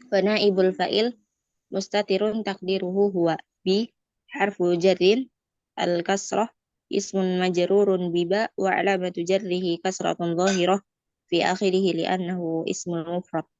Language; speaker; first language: Arabic; non-native, learner; Indonesian